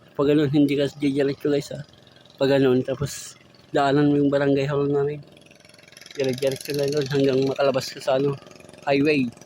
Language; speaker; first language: Filipino; non-native, local second language; Iloko